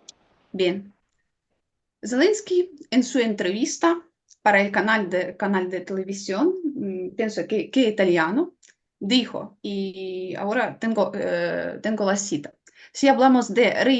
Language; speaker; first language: Spanish; non-native, fluent; Ukrainian